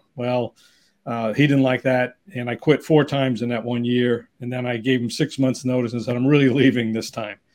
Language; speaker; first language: English; native; English